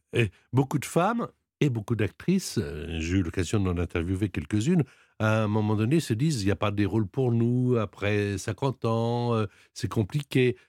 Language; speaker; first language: French; native; French